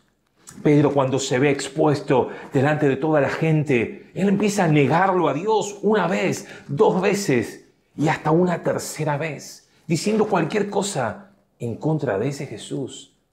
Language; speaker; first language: Spanish; native; Spanish